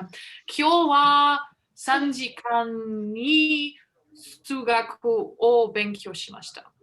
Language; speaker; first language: Japanese; non-native, learner; German